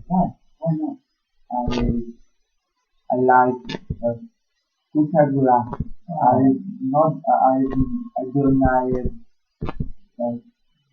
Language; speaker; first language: English; non-native, learner; Vietnamese